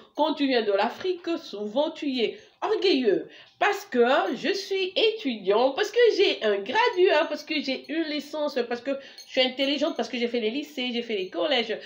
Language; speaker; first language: French; non-native, local second language; Lingala